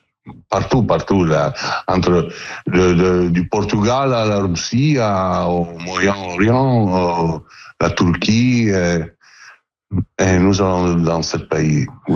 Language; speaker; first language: French; non-native, learner; Italian